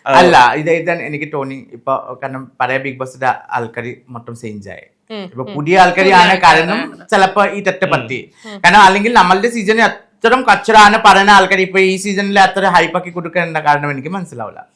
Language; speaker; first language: Malayalam; non-native, fluent; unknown